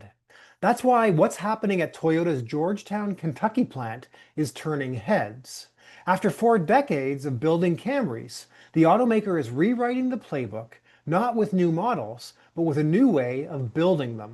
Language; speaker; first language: English; native; English